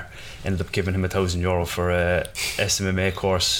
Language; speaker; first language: English; native; English